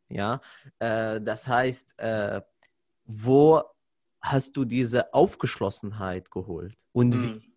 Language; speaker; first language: German; non-native, fluent; Arabic